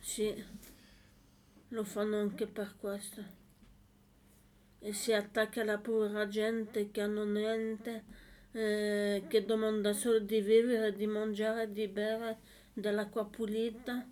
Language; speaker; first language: Italian; non-native, learner; French